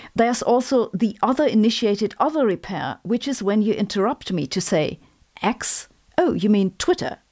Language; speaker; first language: English; non-native, fluent; German